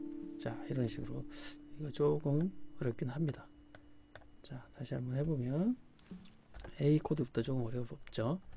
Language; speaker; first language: Korean; native; Korean